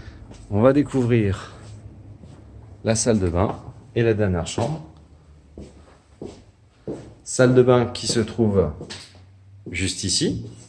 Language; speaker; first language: French; native; French